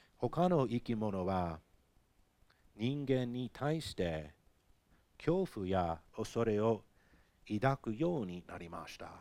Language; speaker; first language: Japanese; non-native, fluent; English